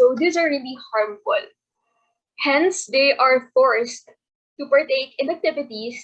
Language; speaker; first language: English; non-native, local second language; Filipino